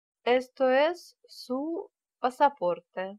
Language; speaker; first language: Spanish; non-native, learner; Russian